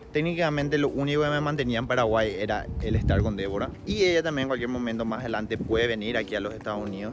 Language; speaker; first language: Spanish; native; Spanish